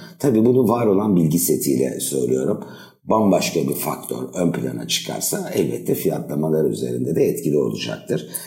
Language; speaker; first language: Turkish; native; Turkish